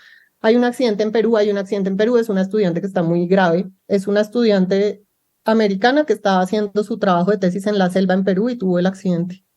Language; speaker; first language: Spanish; native; Spanish